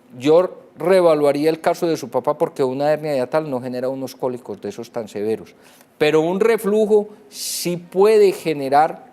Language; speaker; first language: Spanish; native; Spanish